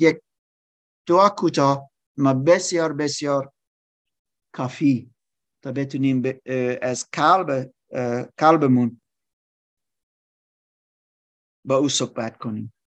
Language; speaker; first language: Persian; non-native, learner; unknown